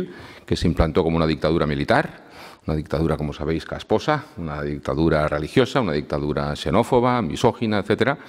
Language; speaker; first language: Spanish; native; Spanish